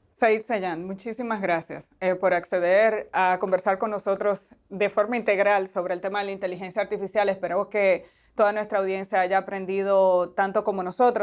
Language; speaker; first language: Spanish; native; Spanish